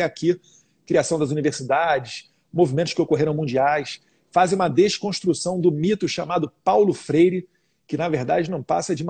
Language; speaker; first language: Portuguese; native; Portuguese